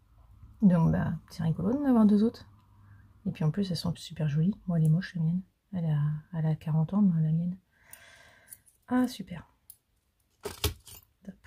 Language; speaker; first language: French; native; French